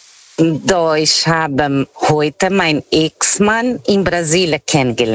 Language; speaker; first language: German; non-native, learner; Portuguese